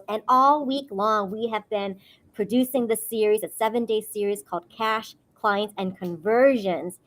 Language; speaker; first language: English; native; English